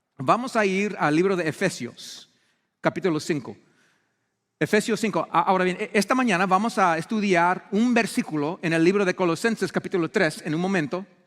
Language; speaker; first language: Spanish; non-native, fluent; English